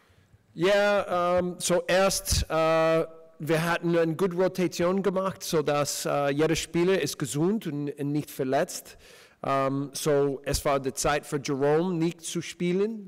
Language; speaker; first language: German; non-native, fluent; English